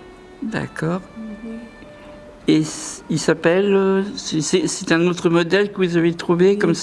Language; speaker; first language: French; native; French